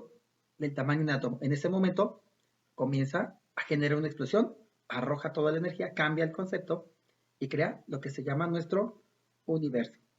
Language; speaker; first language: Spanish; native; Spanish